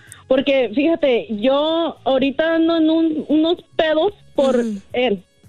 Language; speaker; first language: Spanish; early bilingual, heritage; Spanish